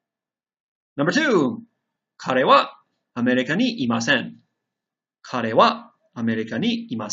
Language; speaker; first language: Japanese; non-native, fluent; English